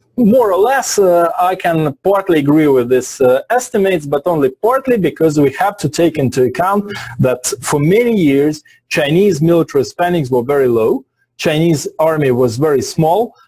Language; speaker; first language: English; non-native, fluent; Russian